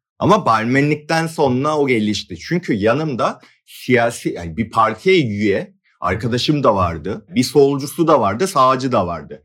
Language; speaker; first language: Turkish; non-native, fluent; Korean